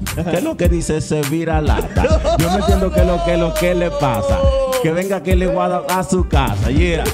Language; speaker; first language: Spanish; native; Spanish